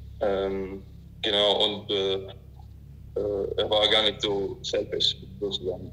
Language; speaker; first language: German; non-native, learner; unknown